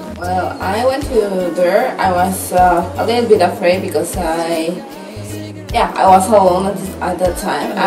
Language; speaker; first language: English; non-native, learner; Spanish